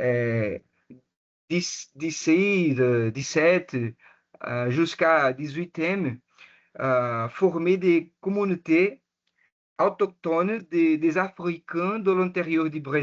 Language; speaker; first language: French; non-native, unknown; Portuguese